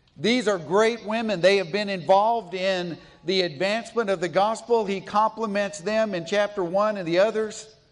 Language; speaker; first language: English; native; English